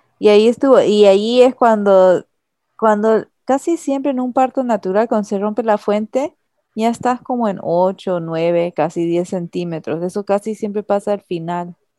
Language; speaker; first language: Spanish; early bilingual, heritage; Spanish